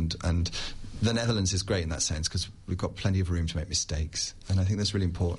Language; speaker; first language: English; native; English